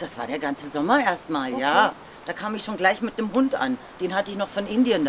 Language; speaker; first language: German; native; German